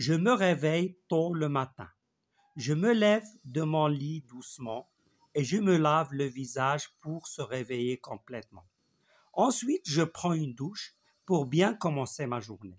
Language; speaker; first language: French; non-native, local second language; Arabic